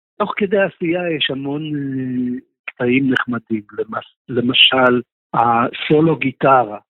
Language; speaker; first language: Hebrew; non-native, fluent; Russian